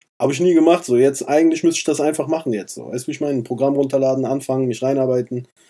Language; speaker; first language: German; early bilingual, other home language; Persian